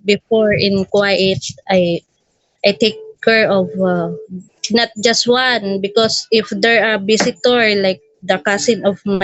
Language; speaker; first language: English; non-native, local second language; Filipino